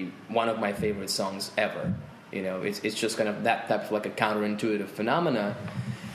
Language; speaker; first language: English; non-native, fluent; Russian